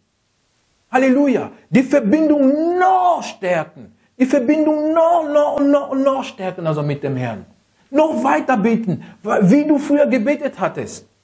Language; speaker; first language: German; non-native, fluent; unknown